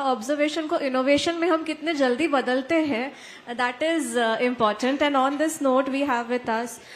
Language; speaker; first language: Hindi; non-native, local second language; Marathi